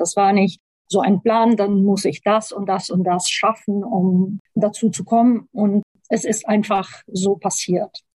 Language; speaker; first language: German; non-native, fluent; Portuguese